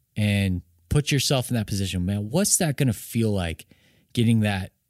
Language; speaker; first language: English; native; English